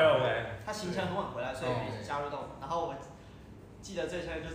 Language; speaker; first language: Chinese; native; Chinese